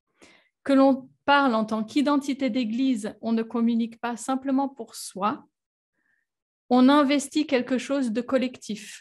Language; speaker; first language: French; native; French